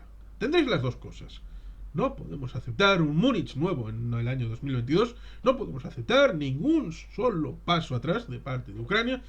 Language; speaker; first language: Spanish; native; Spanish